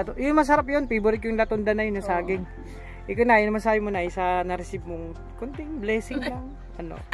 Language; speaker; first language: Filipino; non-native, local second language; Cebuano